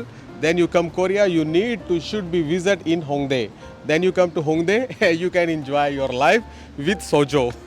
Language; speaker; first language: English; non-native, learner; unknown